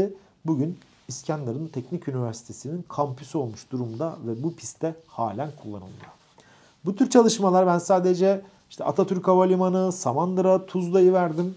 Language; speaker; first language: Turkish; native; Turkish